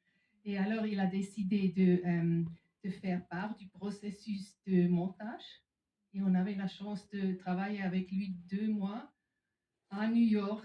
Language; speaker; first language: French; non-native, fluent; German